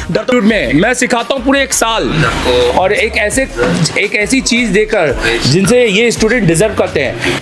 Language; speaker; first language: Hindi; native; Hindi